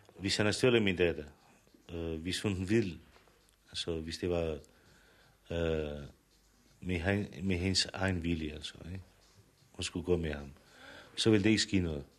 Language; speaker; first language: Danish; non-native, fluent; Romany